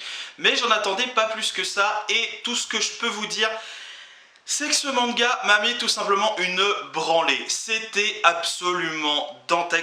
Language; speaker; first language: French; native; French